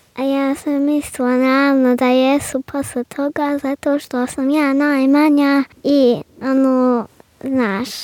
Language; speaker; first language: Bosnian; early bilingual, heritage; Bosnian